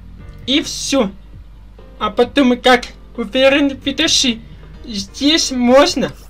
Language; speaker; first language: Russian; non-native, learner; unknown